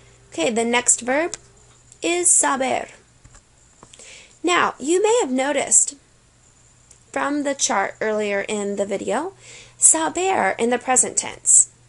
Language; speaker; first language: English; native; English